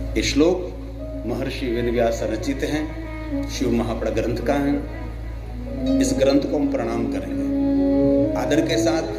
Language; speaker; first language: Hindi; non-native, local second language; Gujarati